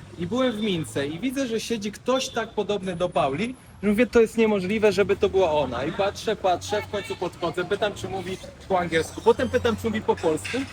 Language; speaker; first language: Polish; native; Polish